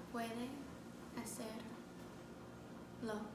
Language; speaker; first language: Spanish; non-native, learner; English